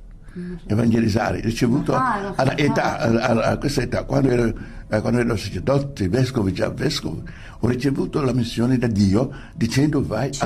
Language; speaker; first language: Italian; non-native, fluent; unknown